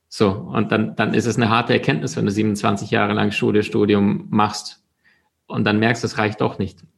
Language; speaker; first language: German; early bilingual, other home language; Russian